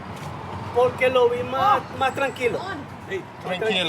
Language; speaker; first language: Spanish; native; Spanish